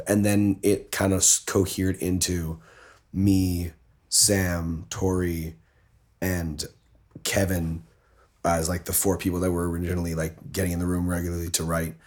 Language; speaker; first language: English; native; English